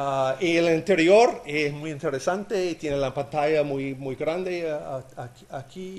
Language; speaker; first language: Spanish; non-native, learner; English